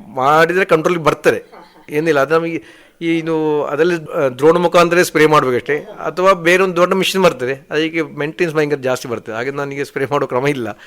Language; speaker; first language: Kannada; native; Kannada